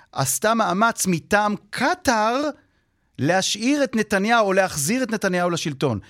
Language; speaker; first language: Hebrew; native; Hebrew